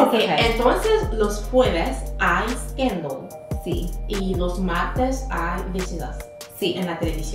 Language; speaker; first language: Spanish; non-native, fluent; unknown